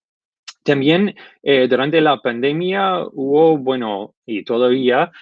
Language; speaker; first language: Spanish; non-native, fluent; English